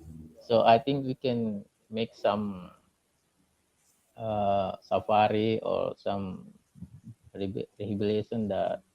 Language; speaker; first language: English; non-native, learner; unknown